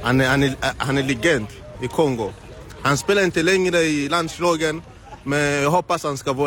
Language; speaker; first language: Swedish; non-native, learner; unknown